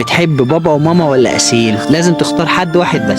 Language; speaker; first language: Arabic; native; Arabic